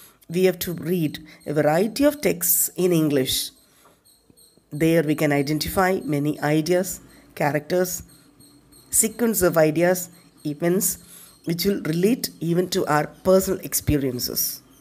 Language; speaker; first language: English; non-native, local second language; Tamil